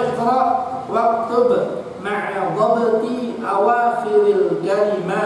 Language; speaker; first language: Arabic; non-native, fluent; Indonesian